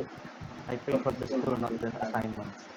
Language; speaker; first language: English; non-native, learner; Indonesian